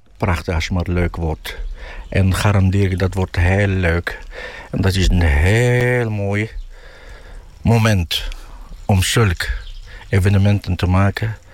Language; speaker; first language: Dutch; non-native, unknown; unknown